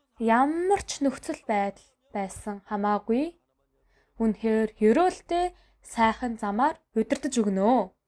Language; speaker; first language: Mongolian; non-native, fluent; Korean